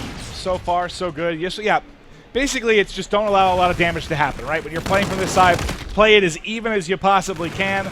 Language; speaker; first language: English; native; English